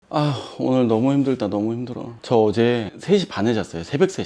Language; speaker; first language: Korean; native; Korean